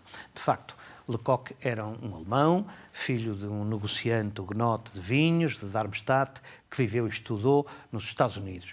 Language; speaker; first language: Portuguese; native; Portuguese